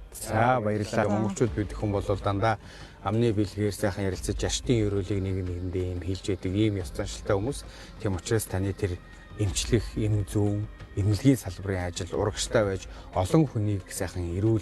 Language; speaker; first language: Mongolian; native; Mongolian